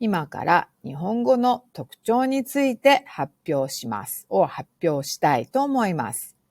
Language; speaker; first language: Japanese; non-native, fluent; English